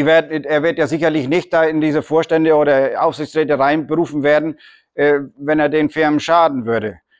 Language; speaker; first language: German; native; German